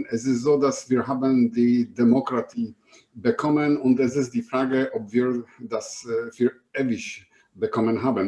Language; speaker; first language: German; non-native, fluent; Polish